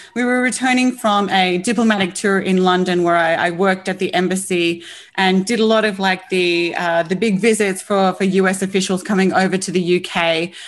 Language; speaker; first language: English; native; English